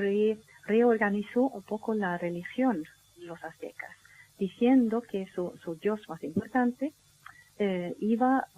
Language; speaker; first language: Spanish; non-native, fluent; Swedish